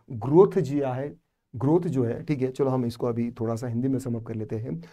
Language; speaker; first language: Hindi; non-native, local second language; Marathi